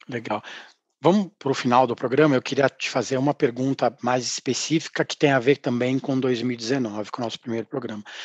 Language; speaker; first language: Portuguese; native; Portuguese